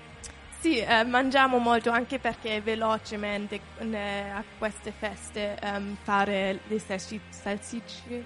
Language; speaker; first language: Italian; non-native, fluent; German